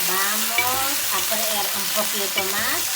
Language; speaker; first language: Spanish; non-native, learner; Filipino